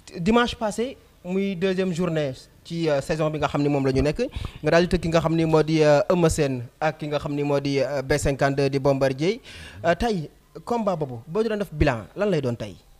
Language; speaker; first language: Wolof; native; Wolof